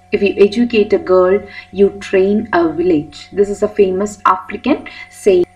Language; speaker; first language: English; non-native, local second language; Malayalam